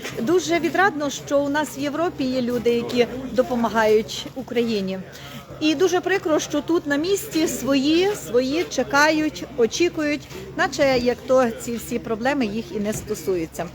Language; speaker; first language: Ukrainian; native; Ukrainian